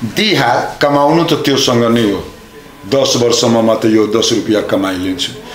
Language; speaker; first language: Nepali; non-native, local second language; Maithili